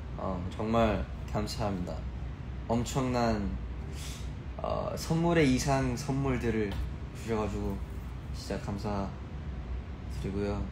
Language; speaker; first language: Korean; early bilingual, heritage; Korean